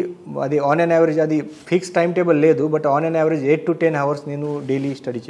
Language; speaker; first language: Telugu; non-native, learner; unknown